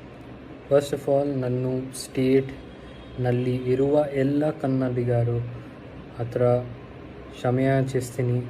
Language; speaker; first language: Kannada; non-native, local second language; Hindi